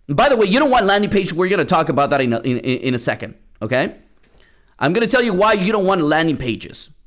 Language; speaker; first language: English; early bilingual, other home language; Spanish